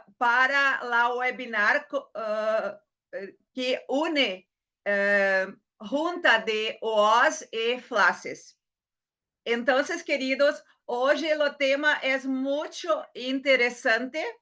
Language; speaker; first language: Spanish; non-native, learner; Portuguese